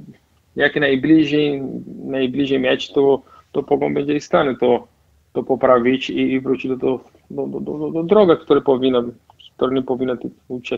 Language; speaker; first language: Polish; non-native, fluent; Portuguese